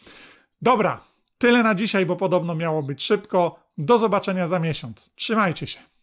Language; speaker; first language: Polish; native; Polish